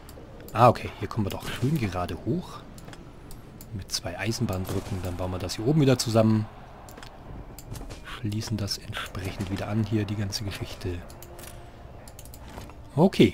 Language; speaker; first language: German; native; German